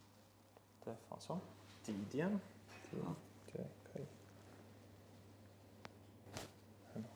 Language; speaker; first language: Chinese; non-native, learner; English